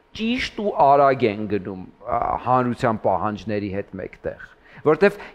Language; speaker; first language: Armenian; native; Armenian